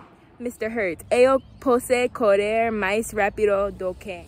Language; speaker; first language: Portuguese; non-native, learner; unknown